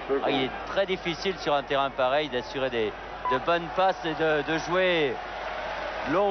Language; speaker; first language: French; native; French